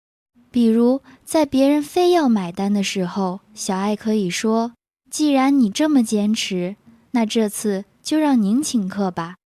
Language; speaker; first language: Chinese; native; Chinese